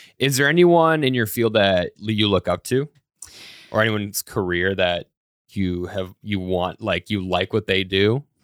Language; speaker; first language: English; native; English